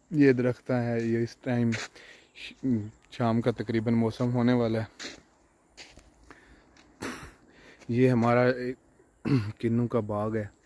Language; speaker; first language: Urdu; non-native, local second language; Punjabi